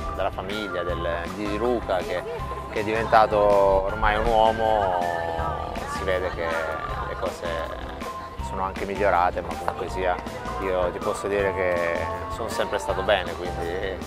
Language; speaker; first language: Italian; native; Italian